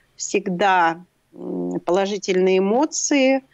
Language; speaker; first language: Russian; native; Russian